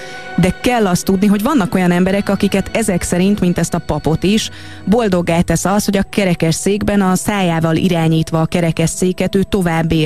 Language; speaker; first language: Hungarian; native; Hungarian